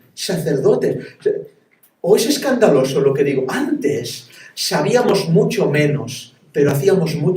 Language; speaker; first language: Spanish; native; Spanish